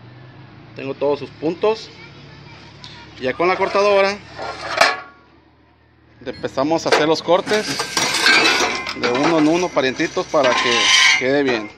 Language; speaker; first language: Spanish; native; Spanish